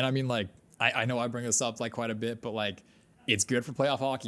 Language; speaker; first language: English; native; English